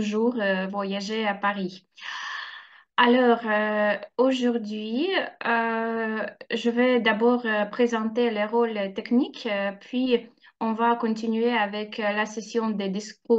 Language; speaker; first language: French; non-native, fluent; Russian